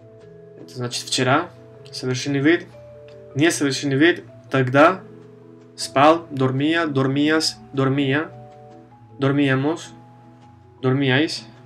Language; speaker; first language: Russian; non-native, fluent; Spanish